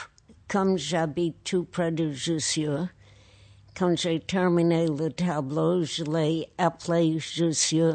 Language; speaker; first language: French; non-native, fluent; English